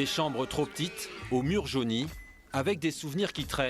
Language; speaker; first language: French; native; French